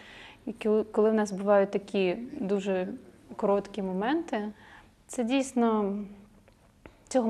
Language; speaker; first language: Ukrainian; non-native, local second language; Russian